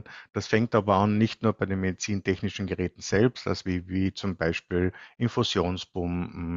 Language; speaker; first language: German; native; German